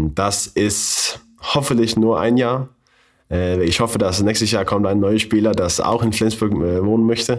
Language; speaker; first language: German; non-native, learner; Faroese